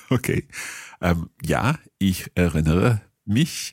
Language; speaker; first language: German; non-native, learner; English